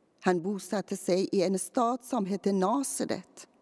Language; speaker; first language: Swedish; non-native, fluent; Persian